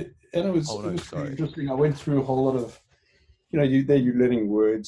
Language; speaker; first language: English; native; English